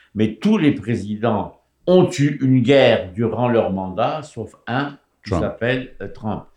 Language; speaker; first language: French; native; French